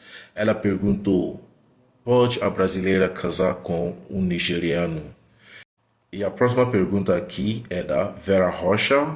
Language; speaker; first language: Portuguese; non-native, fluent; Igbo